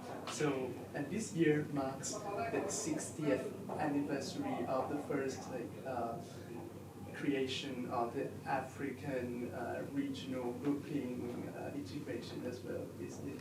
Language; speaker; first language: English; non-native, fluent; Thai